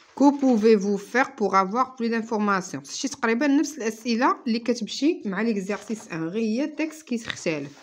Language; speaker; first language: French; non-native, local second language; Arabic